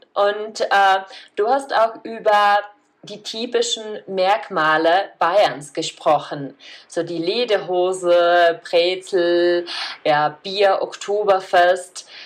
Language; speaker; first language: German; non-native, fluent; Czech